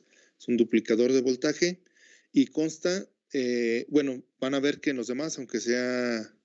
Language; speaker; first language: Spanish; native; Spanish